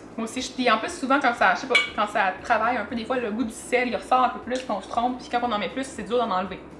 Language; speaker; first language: French; native; French